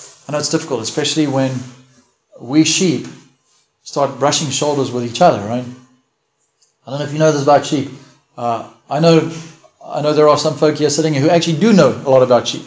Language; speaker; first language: English; early bilingual, other home language; Afrikaans